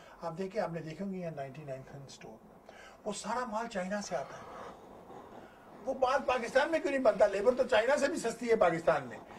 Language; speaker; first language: Urdu; native; Urdu